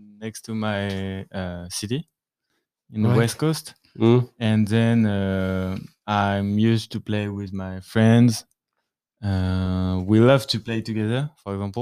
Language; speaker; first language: English; non-native, learner; French